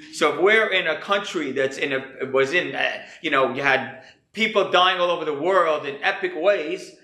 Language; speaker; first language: English; native; English